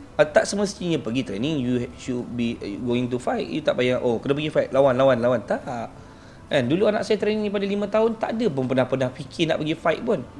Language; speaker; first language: Malay; native; Malay